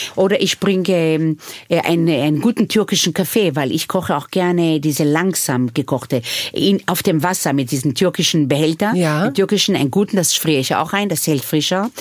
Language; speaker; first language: German; early bilingual, other home language; Hebrew